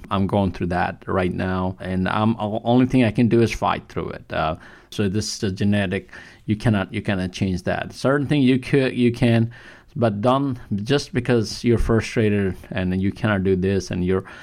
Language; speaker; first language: English; non-native, local second language; Nepali